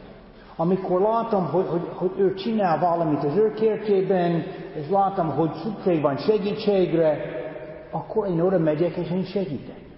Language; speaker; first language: Hungarian; non-native, fluent; English